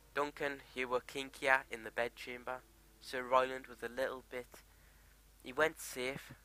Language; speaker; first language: English; native; English